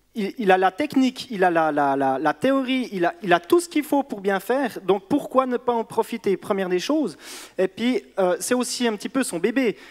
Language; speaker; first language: French; native; French